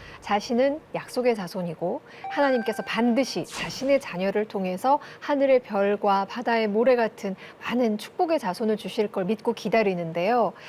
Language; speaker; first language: Korean; native; Korean